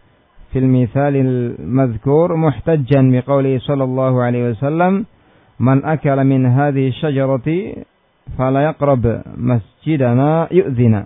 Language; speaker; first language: Arabic; non-native, fluent; Indonesian